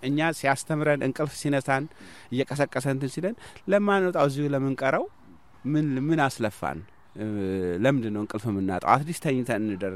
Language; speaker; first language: Amharic; non-native, local second language; Somali